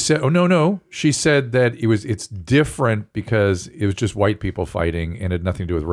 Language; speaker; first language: English; native; English